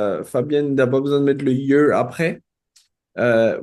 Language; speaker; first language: French; native; French